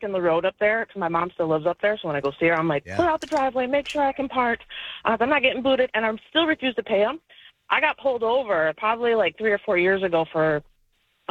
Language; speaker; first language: English; native; English